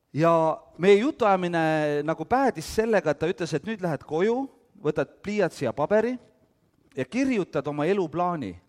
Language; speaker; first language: Estonian; early bilingual, heritage; Estonian